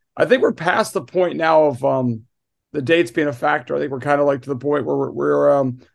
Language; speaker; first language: English; native; English